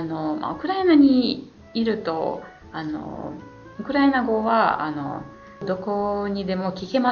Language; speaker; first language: Japanese; non-native, fluent; Ukrainian